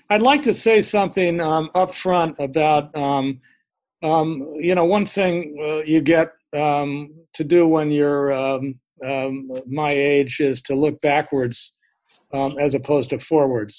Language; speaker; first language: English; native; English